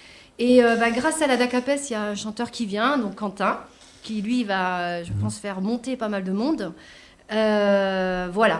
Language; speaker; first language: French; native; French